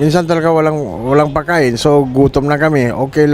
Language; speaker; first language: Filipino; non-native, learner; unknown